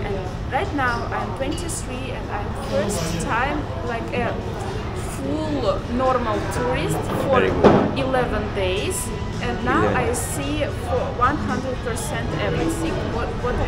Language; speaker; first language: English; non-native, learner; Russian